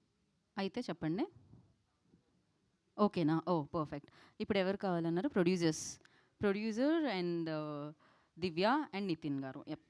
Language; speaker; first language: Telugu; native; Telugu